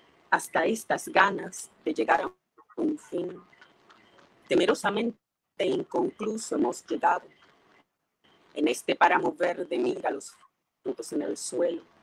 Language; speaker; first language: Spanish; native; Spanish